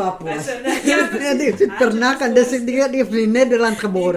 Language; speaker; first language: Dutch; non-native, learner; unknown